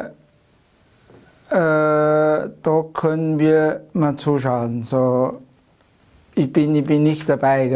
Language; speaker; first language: German; non-native, learner; Chinese